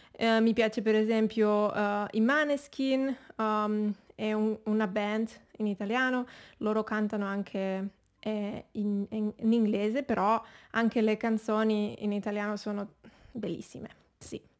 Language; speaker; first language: Italian; non-native, learner; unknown